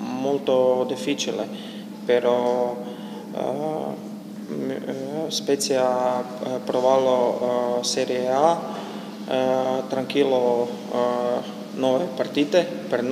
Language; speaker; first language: Italian; non-native, learner; Croatian